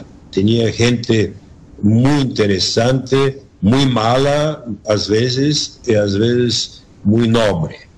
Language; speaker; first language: Spanish; non-native, learner; Bulgarian